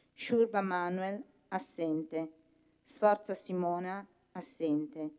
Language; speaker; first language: Italian; native; Italian